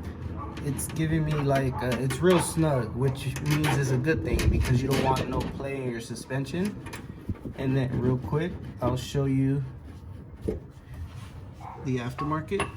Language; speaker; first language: English; native; English